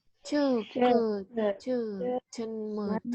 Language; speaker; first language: Chinese; non-native, learner; Indonesian